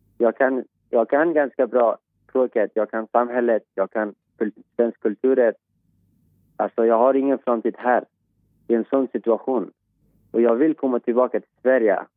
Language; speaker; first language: Swedish; non-native, fluent; Persian